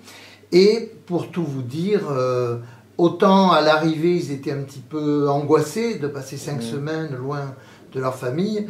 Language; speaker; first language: French; native; French